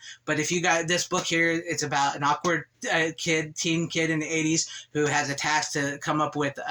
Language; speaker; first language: English; native; English